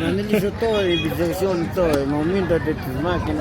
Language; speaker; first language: Spanish; native; Spanish